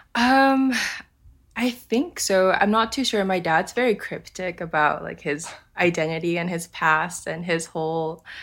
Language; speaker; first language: English; early bilingual, other home language; Japanese